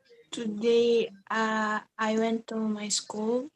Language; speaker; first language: English; non-native, learner; Indonesian